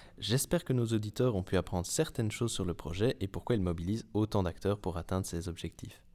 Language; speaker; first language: French; native; French